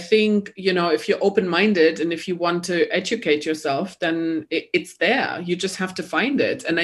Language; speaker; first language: English; non-native, fluent; German